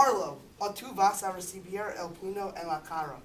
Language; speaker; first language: Spanish; non-native, learner; English